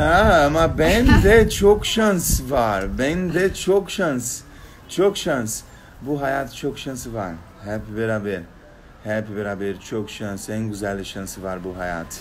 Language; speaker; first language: Turkish; non-native, learner; Portuguese